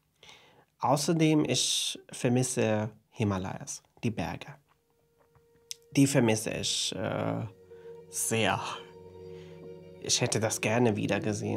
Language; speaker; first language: German; non-native, fluent; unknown